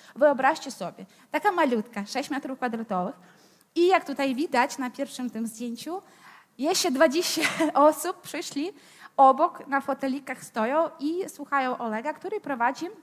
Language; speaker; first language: Polish; non-native, fluent; Ukrainian